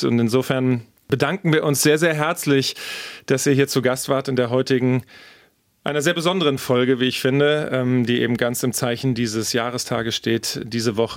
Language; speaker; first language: German; native; German